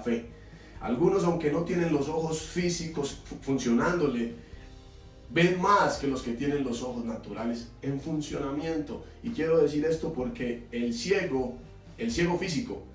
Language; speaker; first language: Spanish; native; Spanish